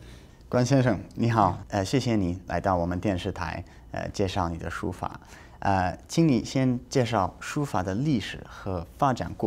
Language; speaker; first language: Chinese; non-native, fluent; English